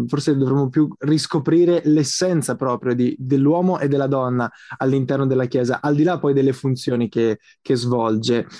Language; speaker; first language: Italian; native; Italian